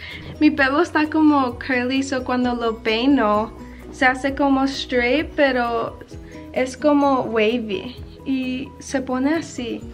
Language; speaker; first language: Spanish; early bilingual, heritage; Spanish